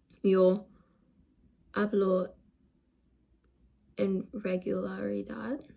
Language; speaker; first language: Spanish; non-native, learner; English